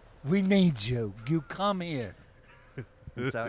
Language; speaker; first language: English; native; English